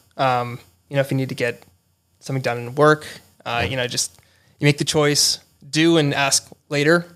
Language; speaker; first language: English; native; English